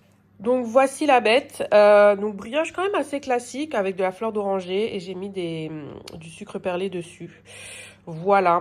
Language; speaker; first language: French; native; French